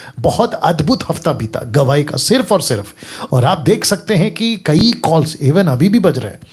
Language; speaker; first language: Hindi; native; Hindi